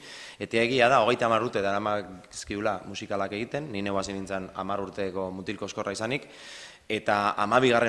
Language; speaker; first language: Basque; native; Basque